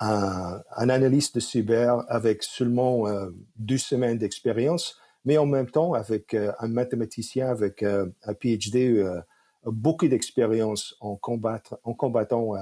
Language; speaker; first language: French; non-native, fluent; English